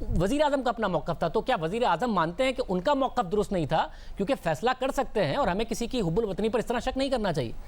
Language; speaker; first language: Urdu; native; Urdu